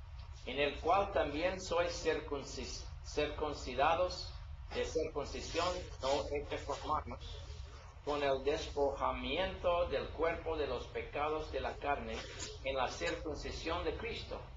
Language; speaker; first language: Spanish; non-native, learner; English